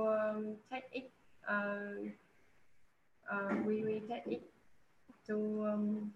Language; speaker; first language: English; non-native, learner; Vietnamese